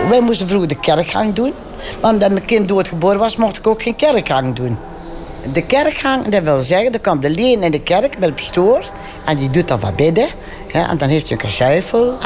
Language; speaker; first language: Dutch; native; Dutch